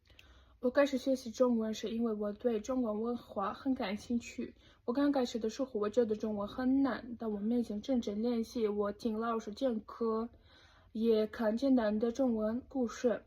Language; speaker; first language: Chinese; non-native, learner; Uzbek